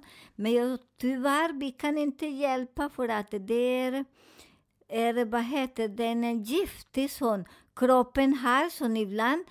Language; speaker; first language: Swedish; non-native, learner; Spanish